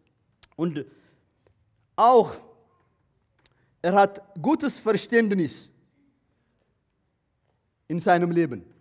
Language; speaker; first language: German; non-native, learner; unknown